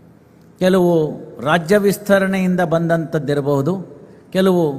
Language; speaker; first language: Kannada; native; Kannada